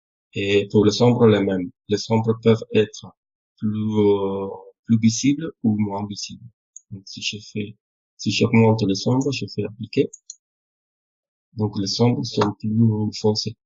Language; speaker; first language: French; non-native, fluent; Spanish